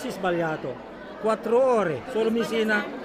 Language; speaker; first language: Italian; non-native, learner; Filipino